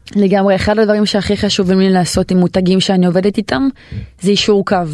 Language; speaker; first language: Hebrew; native; Hebrew